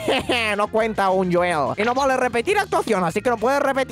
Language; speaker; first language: Spanish; native; Spanish